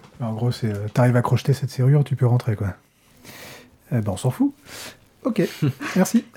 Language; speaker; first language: French; native; French